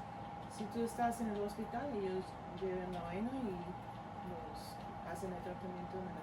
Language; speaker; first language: Spanish; early bilingual, heritage; Spanish